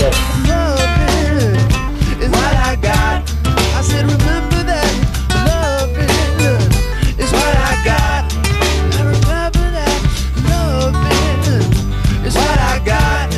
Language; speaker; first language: English; native; English